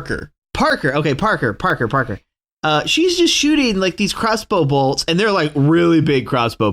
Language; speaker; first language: English; native; English